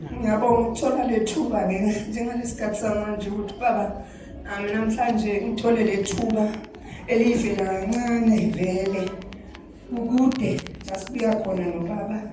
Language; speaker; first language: Zulu; non-native, local second language; Swati